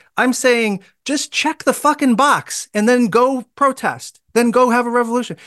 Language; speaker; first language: English; native; English